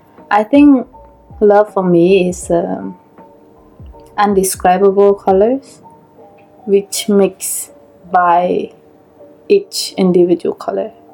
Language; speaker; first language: English; non-native, fluent; Khmer